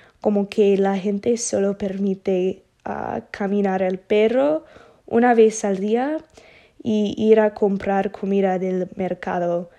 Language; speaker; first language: Spanish; non-native, learner; English